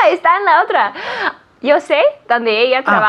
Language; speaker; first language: Spanish; non-native, fluent; English